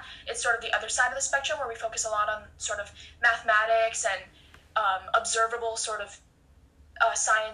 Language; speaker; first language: English; native; English